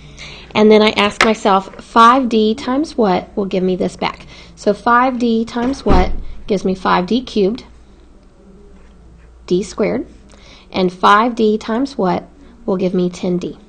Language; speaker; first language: English; native; English